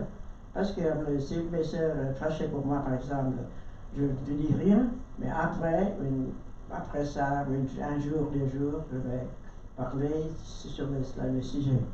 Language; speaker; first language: French; non-native, learner; Vietnamese